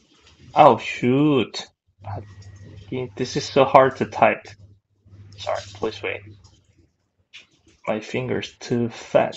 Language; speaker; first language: English; non-native, fluent; Korean